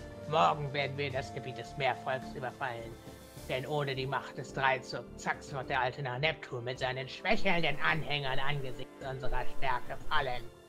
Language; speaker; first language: German; native; German